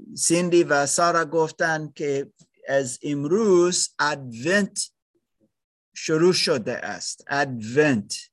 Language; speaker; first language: Persian; non-native, learner; German